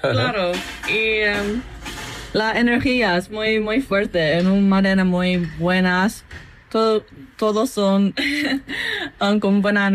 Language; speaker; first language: Spanish; non-native, learner; English